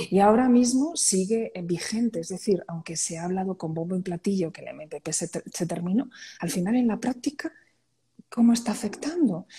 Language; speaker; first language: Spanish; native; Spanish